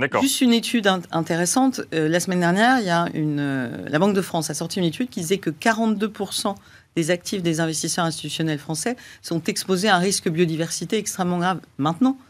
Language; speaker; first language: French; native; French